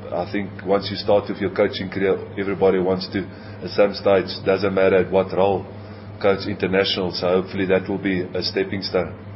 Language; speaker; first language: English; non-native, local second language; Afrikaans